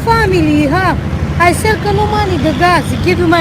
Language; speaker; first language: English; non-native, learner; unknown